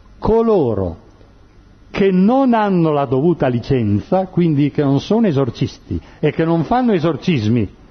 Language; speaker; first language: Italian; native; Italian